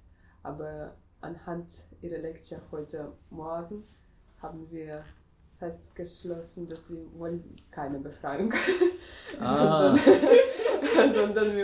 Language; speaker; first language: German; non-native, fluent; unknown